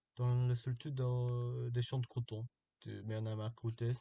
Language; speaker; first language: French; non-native, learner; Korean